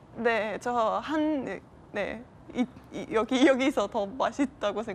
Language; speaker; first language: Korean; non-native, fluent; Estonian